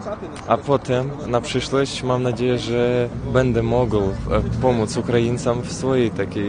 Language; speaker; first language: Polish; non-native, fluent; Ukrainian